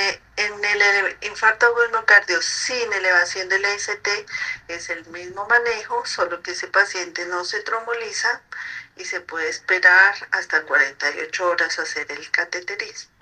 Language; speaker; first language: Spanish; native; Spanish